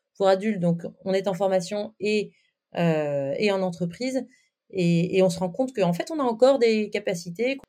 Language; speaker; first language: French; native; French